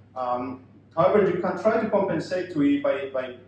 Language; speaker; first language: English; non-native, fluent; Spanish